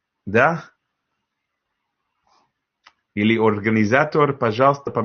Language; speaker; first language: Russian; non-native, learner; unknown